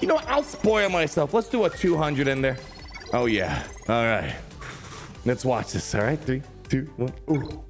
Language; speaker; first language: English; native; English